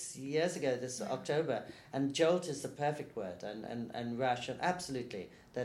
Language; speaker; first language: English; native; English